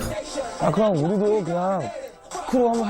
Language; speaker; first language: Korean; native; Korean